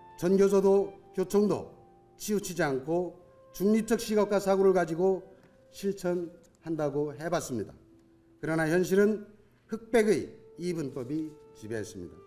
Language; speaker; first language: Korean; native; Korean